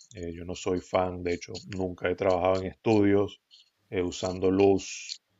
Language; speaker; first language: Spanish; native; Spanish